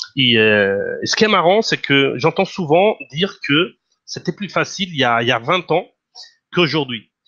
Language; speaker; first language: French; non-native, fluent; Portuguese